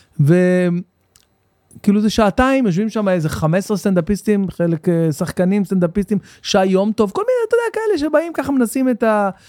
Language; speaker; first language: Hebrew; native; Hebrew